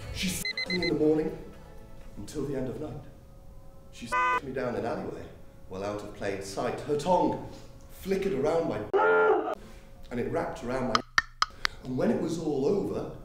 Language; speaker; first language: English; native; English